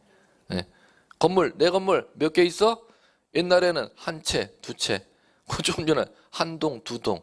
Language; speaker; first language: Korean; native; Korean